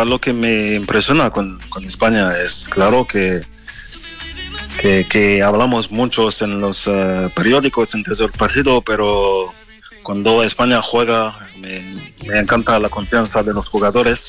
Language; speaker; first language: Spanish; non-native, fluent; French